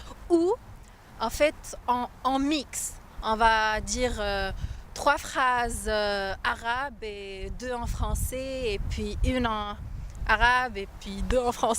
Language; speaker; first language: French; non-native, local second language; Arabic